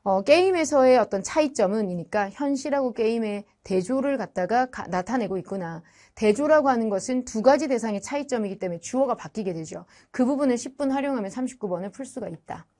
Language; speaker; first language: Korean; native; Korean